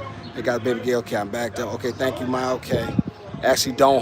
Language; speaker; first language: English; native; English